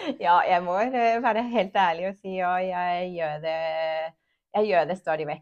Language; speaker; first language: Norwegian; non-native, fluent; English